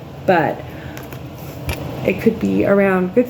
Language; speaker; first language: English; native; English